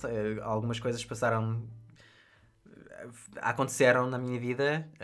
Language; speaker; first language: Portuguese; non-native, fluent; English